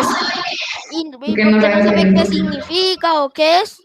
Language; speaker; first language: Spanish; native; Spanish